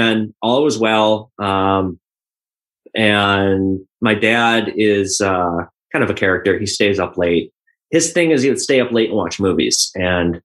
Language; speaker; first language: English; native; English